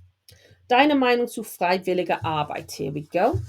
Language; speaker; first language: German; non-native, fluent; English